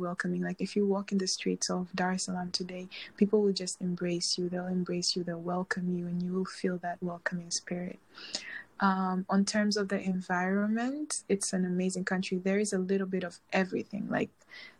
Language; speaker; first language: English; non-native, local second language; Swahili